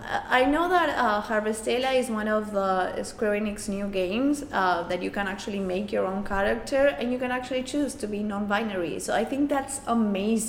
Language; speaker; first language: English; non-native, fluent; Spanish